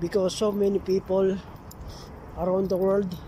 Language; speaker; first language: English; non-native, local second language; Filipino